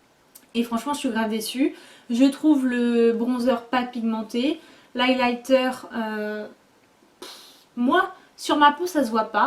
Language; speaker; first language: French; native; French